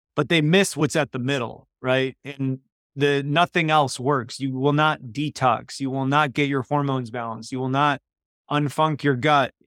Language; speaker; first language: English; early bilingual, other home language; Polish